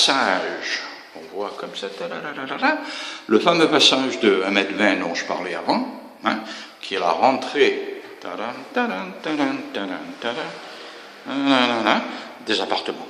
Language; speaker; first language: French; native; French